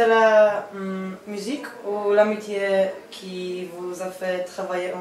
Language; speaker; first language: French; non-native, learner; Polish